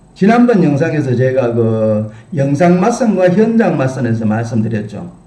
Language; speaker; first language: Korean; native; Korean